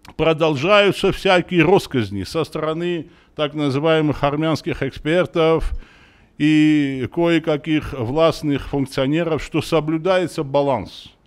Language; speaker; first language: Russian; non-native, local second language; Armenian